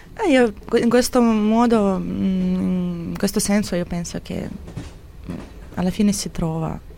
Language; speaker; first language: Italian; non-native, fluent; Russian